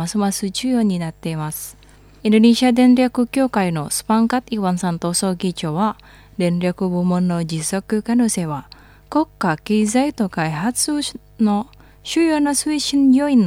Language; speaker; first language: Japanese; non-native, fluent; Indonesian